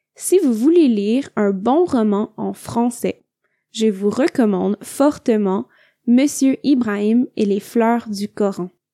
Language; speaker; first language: French; native; French